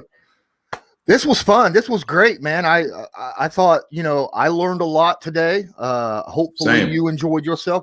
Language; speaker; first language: English; native; English